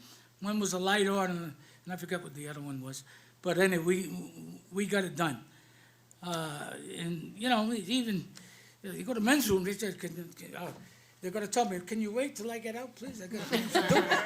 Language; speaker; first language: English; native; English